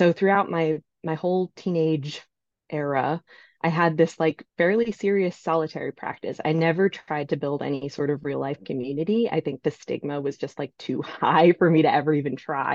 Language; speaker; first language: English; native; English